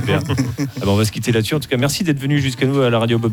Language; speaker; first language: French; native; French